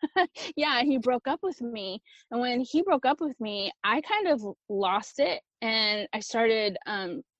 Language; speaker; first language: English; early bilingual, other home language; Spanish